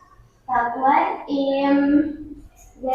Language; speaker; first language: German; non-native, learner; Indonesian